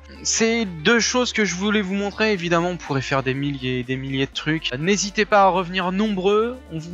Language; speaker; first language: French; native; French